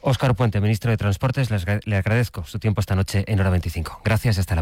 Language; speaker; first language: Spanish; native; Spanish